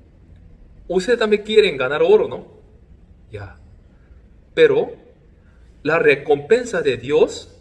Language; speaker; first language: Spanish; non-native, fluent; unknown